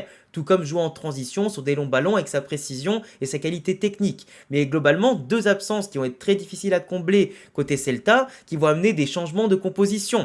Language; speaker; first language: French; native; French